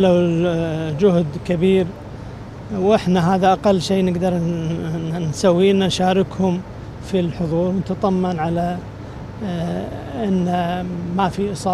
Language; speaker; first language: Arabic; native; Arabic